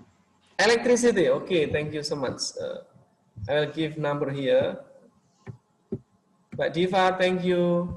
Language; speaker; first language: English; non-native, local second language; Indonesian